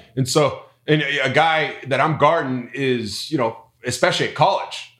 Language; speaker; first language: English; native; English